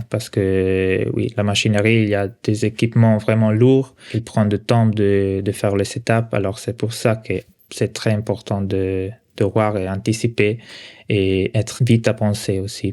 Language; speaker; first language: French; non-native, local second language; Italian